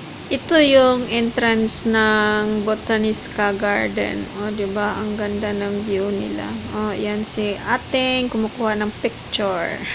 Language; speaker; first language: Filipino; native; Filipino